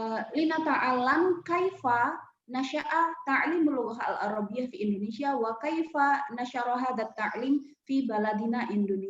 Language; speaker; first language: Arabic; non-native, fluent; Indonesian